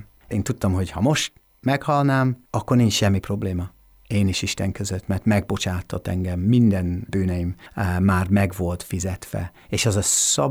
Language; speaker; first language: Hungarian; non-native, fluent; English